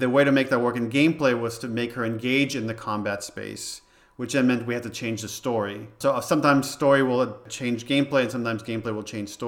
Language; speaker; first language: English; non-native, fluent; Hebrew